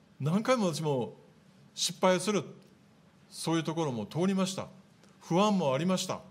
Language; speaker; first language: Japanese; native; Japanese